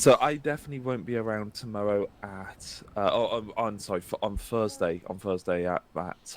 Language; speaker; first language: English; native; English